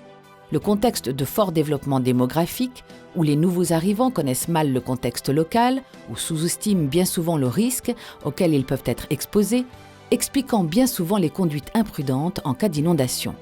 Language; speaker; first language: French; native; French